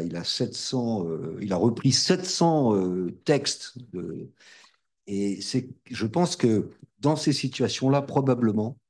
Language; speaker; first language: French; native; French